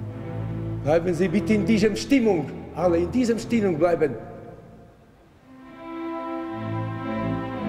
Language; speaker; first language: German; non-native, fluent; Latvian